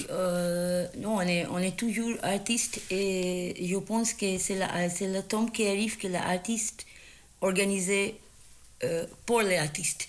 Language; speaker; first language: French; non-native, learner; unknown